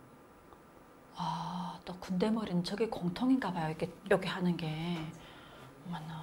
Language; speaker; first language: Korean; native; Korean